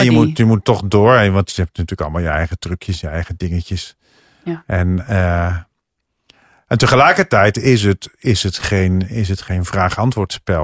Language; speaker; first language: Dutch; native; Dutch